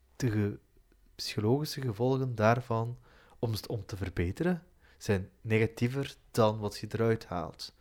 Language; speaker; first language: Dutch; early bilingual, other home language; Turkish